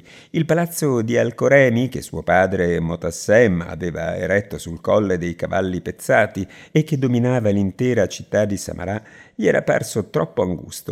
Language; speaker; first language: Italian; native; Italian